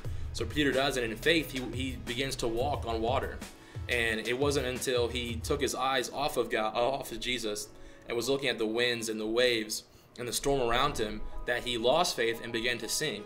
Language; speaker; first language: English; native; English